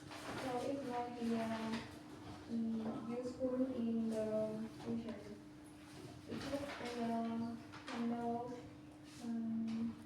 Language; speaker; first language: English; non-native, learner; Vietnamese